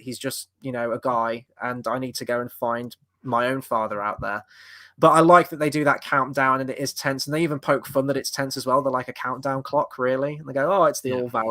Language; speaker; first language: English; native; English